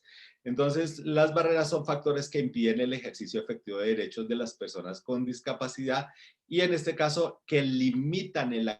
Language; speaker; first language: Spanish; native; Spanish